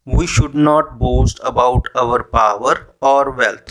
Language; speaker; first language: English; non-native, local second language; Punjabi